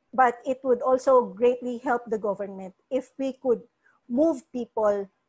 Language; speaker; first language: English; non-native, local second language; Cebuano